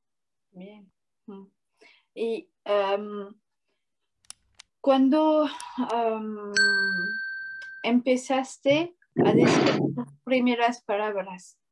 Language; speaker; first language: Spanish; non-native, fluent; French